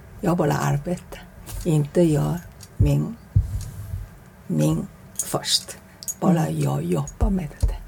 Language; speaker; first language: Swedish; non-native, learner; Chinese